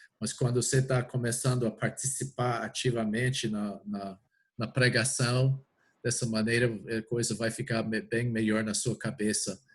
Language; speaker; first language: Portuguese; non-native, fluent; English